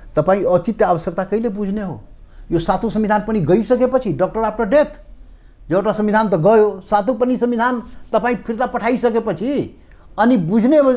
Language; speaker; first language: Nepali; non-native, local second language; Maithili